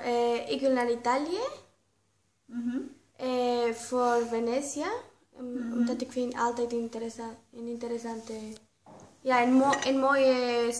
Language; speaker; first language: Dutch; non-native, learner; Spanish